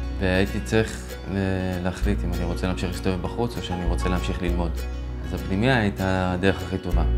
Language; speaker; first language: Hebrew; early bilingual, other home language; Russian